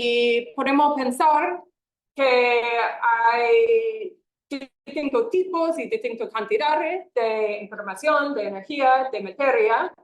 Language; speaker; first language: Spanish; non-native, fluent; English